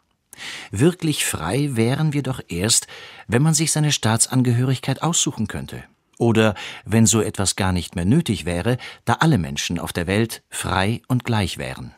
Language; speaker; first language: German; native; German